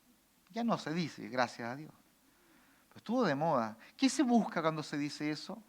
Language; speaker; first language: Spanish; native; Spanish